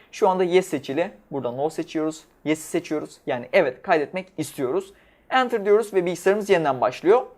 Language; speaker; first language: Turkish; native; Turkish